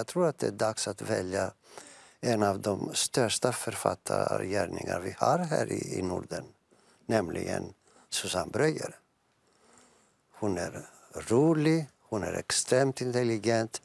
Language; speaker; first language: Swedish; non-native, fluent; Greek